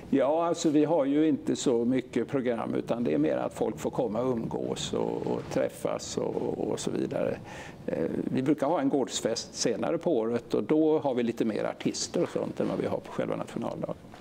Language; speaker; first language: Swedish; native; Swedish